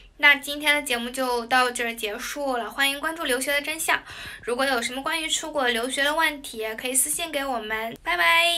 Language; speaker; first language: Chinese; native; Chinese